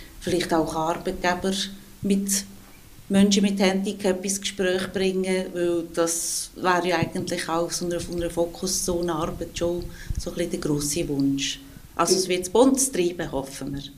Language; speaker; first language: German; native; German